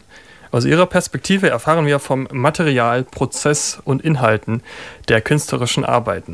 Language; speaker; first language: German; native; German